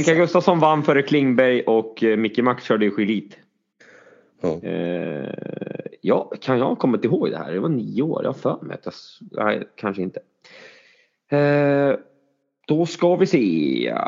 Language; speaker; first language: Swedish; native; Swedish